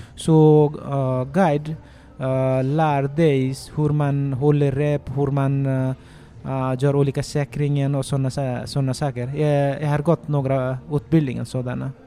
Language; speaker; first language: Swedish; non-native, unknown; Nepali